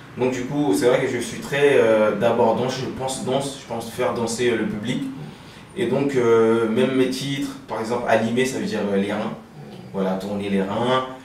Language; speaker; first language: French; early bilingual, other home language; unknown